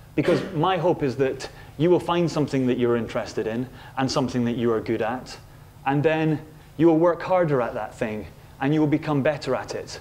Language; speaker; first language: English; native; English